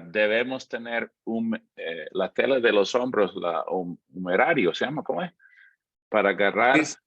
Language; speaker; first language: Spanish; non-native, fluent; English